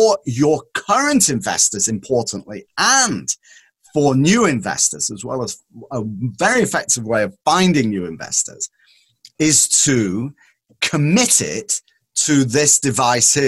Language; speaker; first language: English; native; English